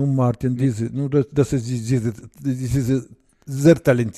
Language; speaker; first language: German; non-native, learner; Russian